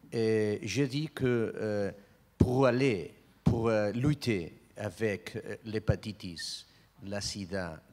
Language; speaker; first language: French; non-native, learner; Spanish